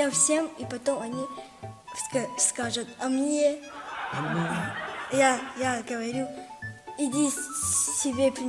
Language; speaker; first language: Russian; non-native, learner; Tajik